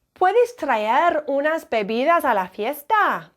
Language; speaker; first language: Spanish; non-native, fluent; English